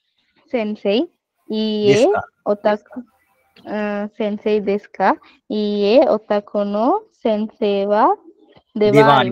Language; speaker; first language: Japanese; non-native, learner; Sinhala